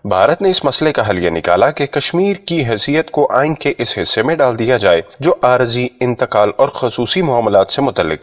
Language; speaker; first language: Urdu; native; Urdu